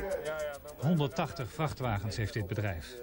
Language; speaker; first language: Dutch; native; Dutch